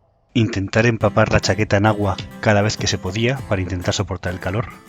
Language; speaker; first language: Spanish; native; Spanish